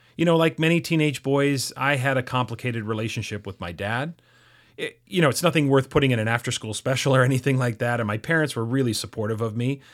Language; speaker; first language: English; native; English